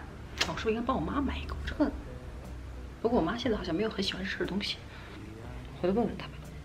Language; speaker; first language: Chinese; native; Chinese